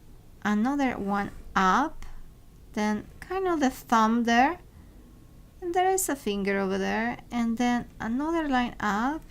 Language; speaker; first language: English; non-native, fluent; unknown